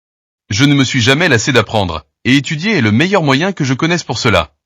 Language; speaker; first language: French; non-native, learner; Portuguese